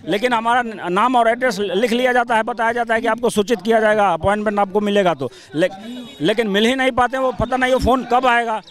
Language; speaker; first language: Hindi; native; Hindi